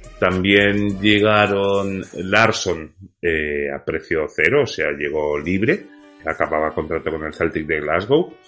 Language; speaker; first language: Spanish; native; Spanish